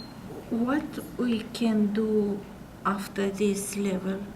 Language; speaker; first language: English; non-native, learner; Russian